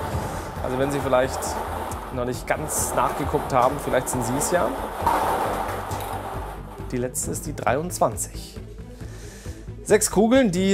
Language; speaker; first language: German; native; German